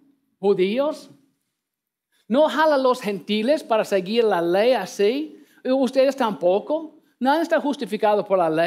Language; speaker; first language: Spanish; non-native, learner; English